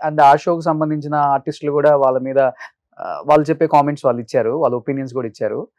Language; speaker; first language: Telugu; native; Telugu